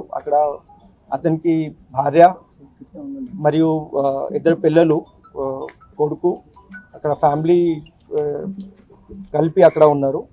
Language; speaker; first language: Telugu; non-native, fluent; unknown